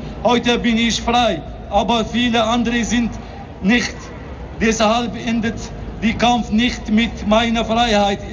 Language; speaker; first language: German; non-native, learner; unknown